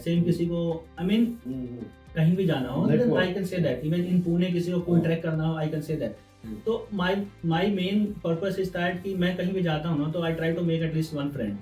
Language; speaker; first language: Hindi; native; Hindi